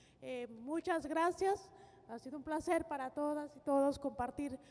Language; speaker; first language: Spanish; native; Spanish